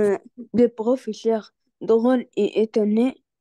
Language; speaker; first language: French; non-native, learner; Arabic